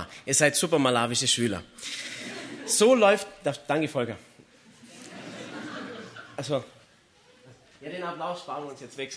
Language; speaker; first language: German; native; German